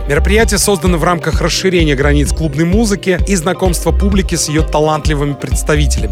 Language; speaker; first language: Russian; native; Russian